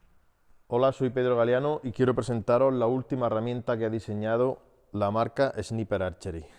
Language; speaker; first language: Spanish; native; Spanish